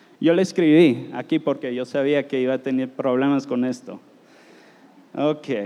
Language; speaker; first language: Spanish; non-native, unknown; English